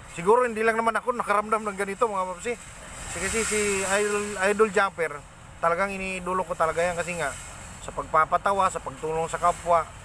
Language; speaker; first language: Filipino; non-native, local second language; Cebuano